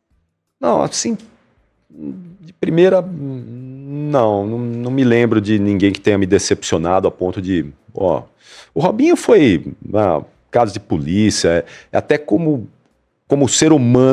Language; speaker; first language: Portuguese; native; Portuguese